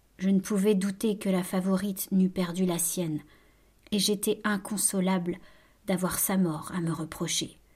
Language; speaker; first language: French; native; French